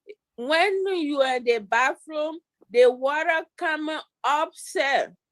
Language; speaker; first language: English; non-native, learner; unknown